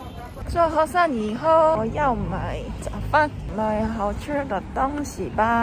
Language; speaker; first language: Chinese; non-native, learner; Korean